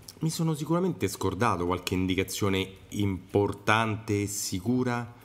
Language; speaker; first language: Italian; native; Italian